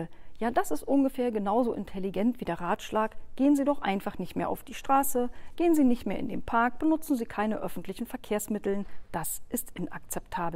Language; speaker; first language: German; native; German